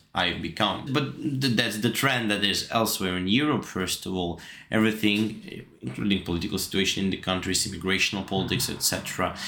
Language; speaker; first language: English; non-native, fluent; Russian